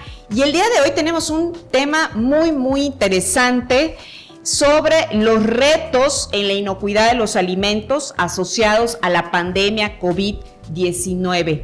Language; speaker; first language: Spanish; native; Spanish